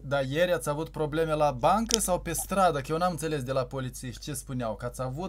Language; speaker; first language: Romanian; native; Romanian